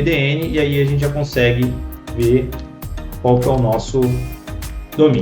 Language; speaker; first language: Portuguese; native; Portuguese